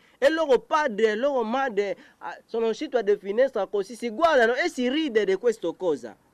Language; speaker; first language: Italian; non-native, learner; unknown